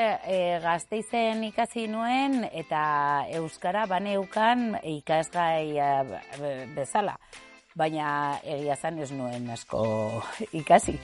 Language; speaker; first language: Basque; non-native, local second language; Spanish